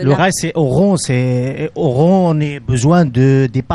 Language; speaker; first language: French; non-native, local second language; Arabic